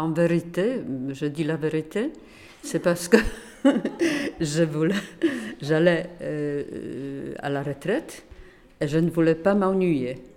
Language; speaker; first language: French; non-native, fluent; Polish